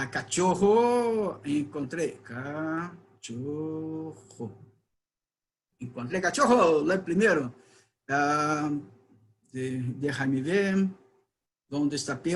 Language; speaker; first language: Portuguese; non-native, learner; Spanish